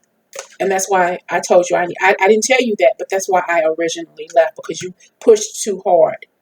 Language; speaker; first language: English; native; English